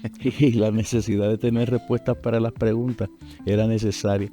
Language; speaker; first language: Spanish; native; Spanish